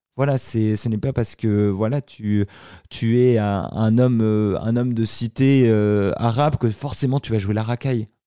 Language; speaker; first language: French; early bilingual, other home language; Arabic